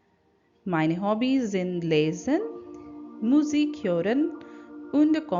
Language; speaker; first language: German; non-native, fluent; Hindi